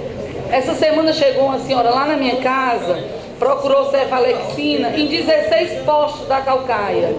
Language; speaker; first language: Portuguese; native; Portuguese